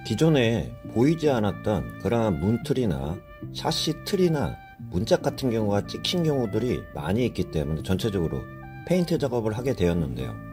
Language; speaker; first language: Korean; native; Korean